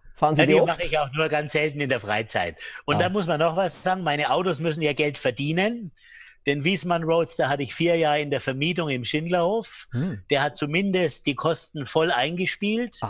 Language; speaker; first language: German; native; German